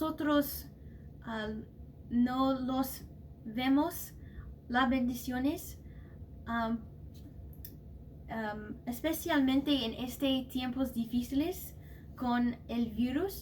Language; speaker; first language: Spanish; non-native, learner; English